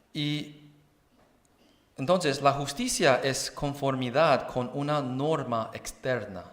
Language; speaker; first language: Spanish; non-native, fluent; Chinese